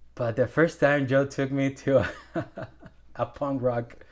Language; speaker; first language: English; non-native, fluent; Spanish